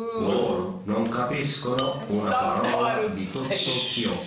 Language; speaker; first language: Italian; early bilingual, heritage; Italian